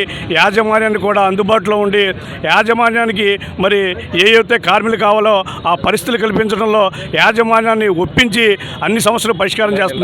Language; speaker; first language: Telugu; native; Telugu